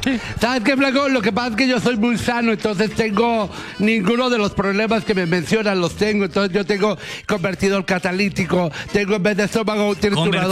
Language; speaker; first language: Spanish; native; Spanish